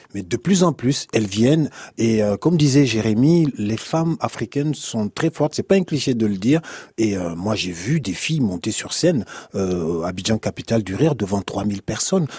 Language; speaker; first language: French; non-native, local second language; Hausa